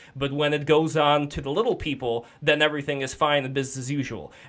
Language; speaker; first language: English; non-native, fluent; Russian